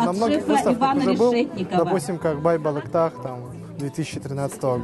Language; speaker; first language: Russian; non-native, local second language; Yakut